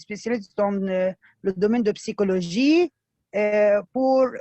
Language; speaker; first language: French; non-native, fluent; Arabic